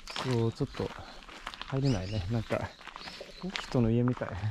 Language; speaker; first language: Japanese; non-native, fluent; Swedish